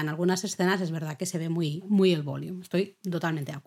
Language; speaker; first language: Spanish; native; Spanish